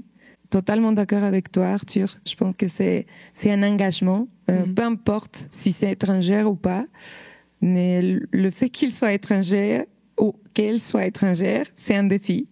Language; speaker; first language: French; non-native, fluent; Spanish